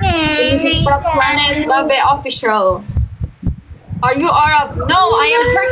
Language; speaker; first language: English; non-native, fluent; Turkish